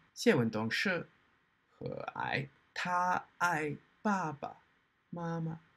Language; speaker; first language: Chinese; non-native, learner; English